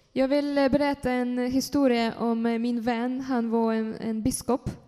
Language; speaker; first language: Swedish; non-native, fluent; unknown